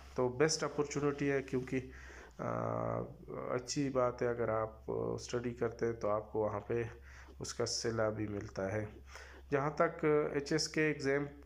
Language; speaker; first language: Urdu; non-native, local second language; Pashto